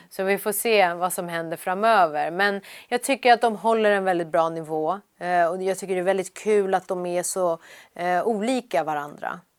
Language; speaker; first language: Swedish; early bilingual, other home language; Persian